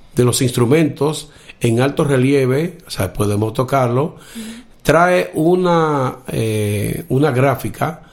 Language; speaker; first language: Spanish; native; Spanish